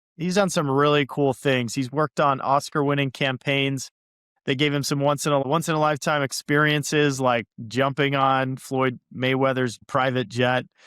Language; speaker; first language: English; native; English